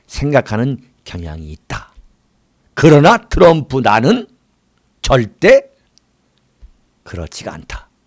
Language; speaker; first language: Korean; native; Korean